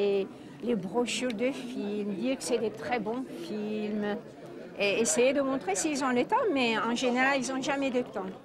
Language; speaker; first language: French; non-native, fluent; Turkish